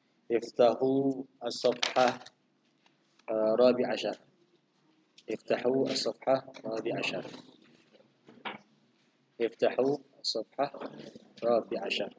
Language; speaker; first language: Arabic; non-native, fluent; Indonesian